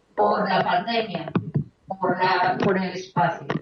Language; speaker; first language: Spanish; native; Spanish